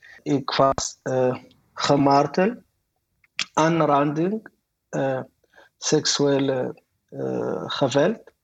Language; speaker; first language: Dutch; non-native, learner; Arabic